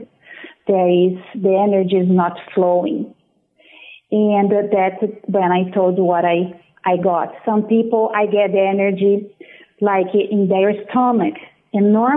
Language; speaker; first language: English; non-native, fluent; Portuguese